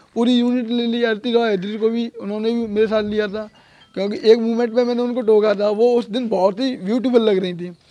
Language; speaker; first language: Hindi; native; Hindi